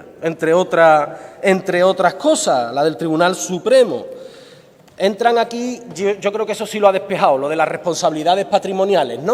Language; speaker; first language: Spanish; native; Spanish